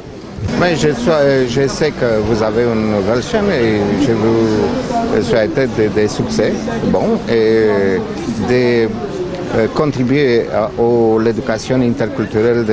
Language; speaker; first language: French; non-native, fluent; Romanian